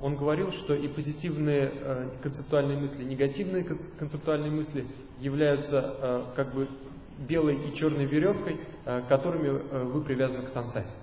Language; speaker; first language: Russian; native; Russian